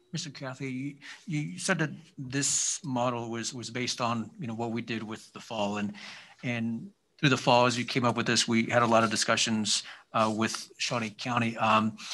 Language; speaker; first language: English; native; English